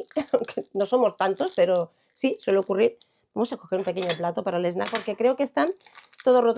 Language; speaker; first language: Spanish; native; Spanish